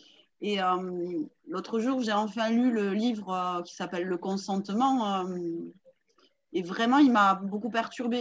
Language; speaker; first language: French; native; French